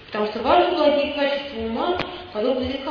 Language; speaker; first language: Russian; native; Russian